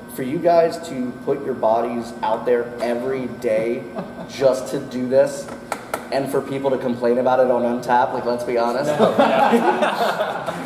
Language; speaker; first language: English; native; English